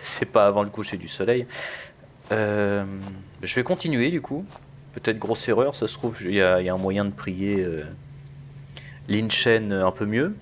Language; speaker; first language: French; native; French